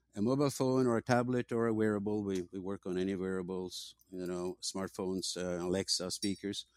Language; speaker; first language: English; non-native, fluent; Norwegian